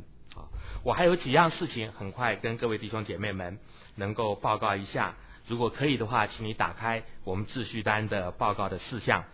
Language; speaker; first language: Chinese; native; Chinese